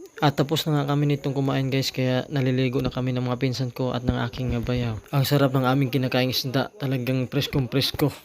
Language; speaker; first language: Filipino; non-native, local second language; Cebuano